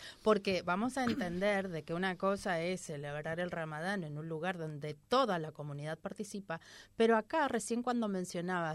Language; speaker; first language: Spanish; native; Spanish